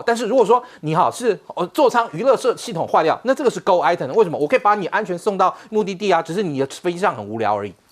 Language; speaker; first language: Chinese; native; Chinese